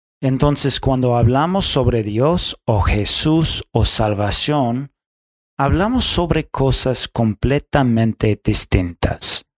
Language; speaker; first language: Spanish; non-native, fluent; English